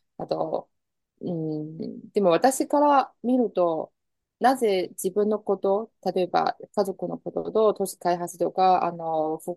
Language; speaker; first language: Japanese; non-native, fluent; Chinese